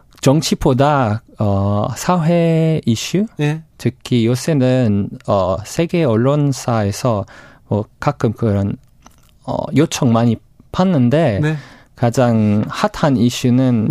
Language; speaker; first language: Korean; non-native, fluent; English